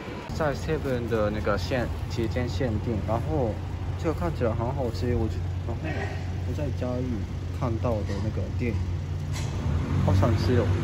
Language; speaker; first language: Chinese; non-native, fluent; Japanese